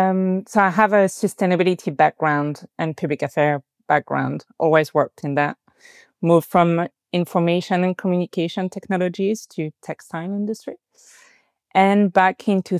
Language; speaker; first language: English; non-native, fluent; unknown